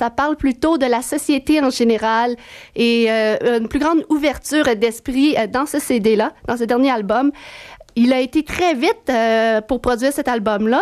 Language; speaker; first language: French; native; French